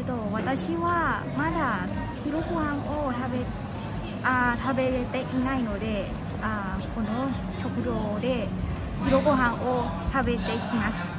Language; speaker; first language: Japanese; non-native, learner; Thai